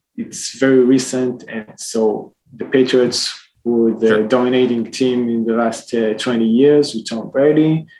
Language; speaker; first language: English; non-native, fluent; Hebrew